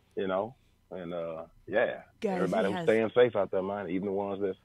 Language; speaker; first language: English; native; English